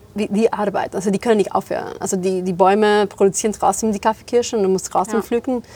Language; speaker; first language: German; non-native, fluent; Spanish